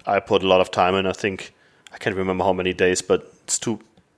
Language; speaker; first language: English; non-native, fluent; German